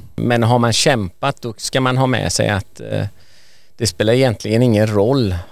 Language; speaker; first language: Swedish; early bilingual, other home language; Persian